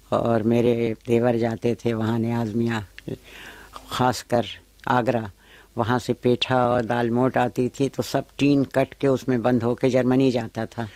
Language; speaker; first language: Urdu; native; Urdu